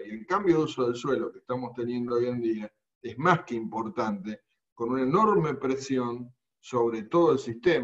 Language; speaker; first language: Spanish; native; Spanish